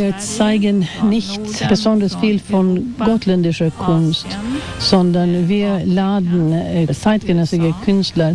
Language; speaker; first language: German; non-native, fluent; Swedish